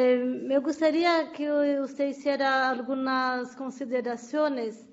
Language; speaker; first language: Spanish; non-native, fluent; Portuguese